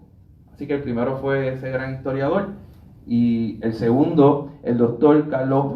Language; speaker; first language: Spanish; native; Spanish